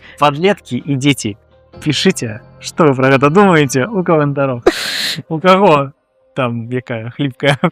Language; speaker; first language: Belarusian; non-native, local second language; Russian